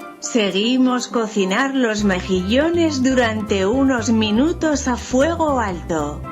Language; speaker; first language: Spanish; non-native, learner; Italian